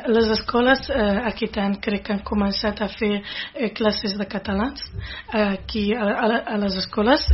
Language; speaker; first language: Catalan; non-native, fluent; Arabic